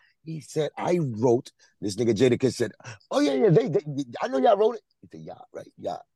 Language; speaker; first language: English; non-native, fluent; Spanish